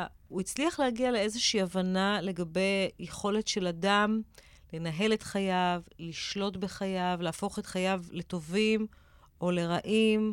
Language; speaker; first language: Hebrew; native; Hebrew